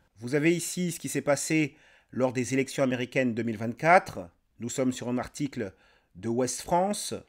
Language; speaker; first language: French; native; French